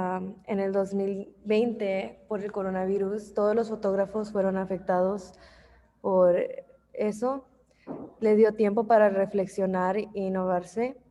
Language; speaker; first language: Spanish; early bilingual, heritage; English